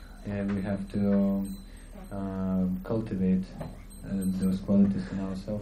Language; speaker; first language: English; non-native, fluent; Lithuanian